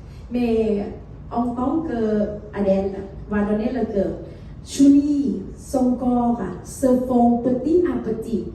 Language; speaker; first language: French; non-native, fluent; Thai